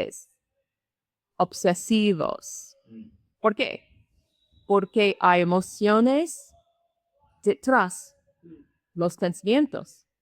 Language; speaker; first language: Spanish; non-native, learner; English